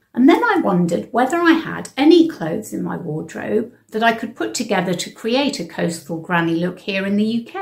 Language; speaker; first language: English; native; English